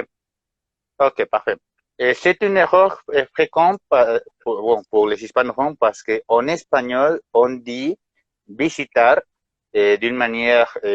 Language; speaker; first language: French; non-native, fluent; Spanish